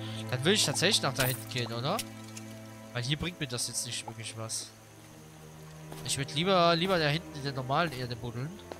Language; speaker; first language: German; native; German